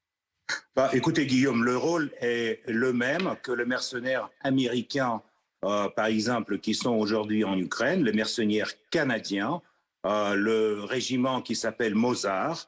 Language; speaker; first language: French; non-native, fluent; Russian